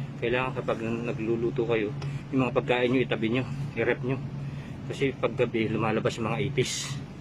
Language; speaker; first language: Filipino; non-native, local second language; Pampanga